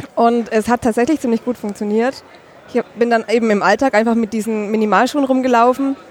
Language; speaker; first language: German; native; German